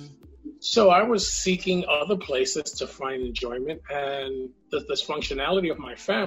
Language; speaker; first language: English; native; English